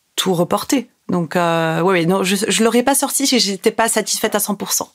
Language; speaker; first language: French; non-native, local second language; Arabic